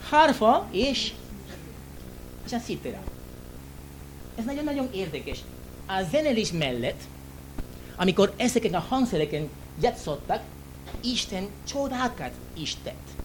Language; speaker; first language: Hungarian; non-native, learner; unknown